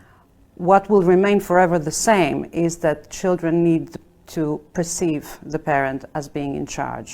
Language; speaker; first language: English; non-native, fluent; Albanian